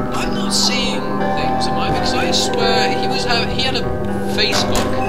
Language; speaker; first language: English; native; English